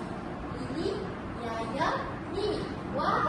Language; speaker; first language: English; non-native, learner; Malay